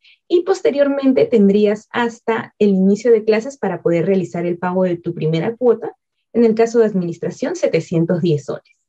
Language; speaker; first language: Spanish; native; Spanish